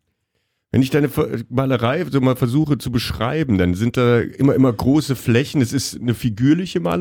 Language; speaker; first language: German; native; German